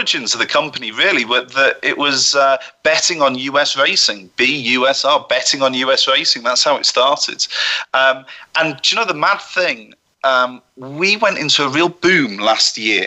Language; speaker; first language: English; native; English